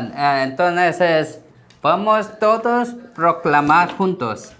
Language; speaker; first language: Spanish; non-native, learner; Korean